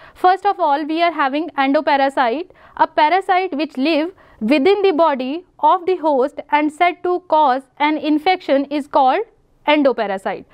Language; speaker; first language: English; non-native, local second language; Punjabi